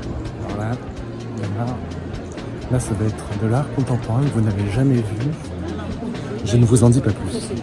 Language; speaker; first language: French; native; French